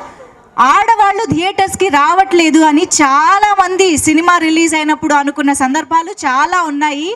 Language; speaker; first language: Telugu; native; Telugu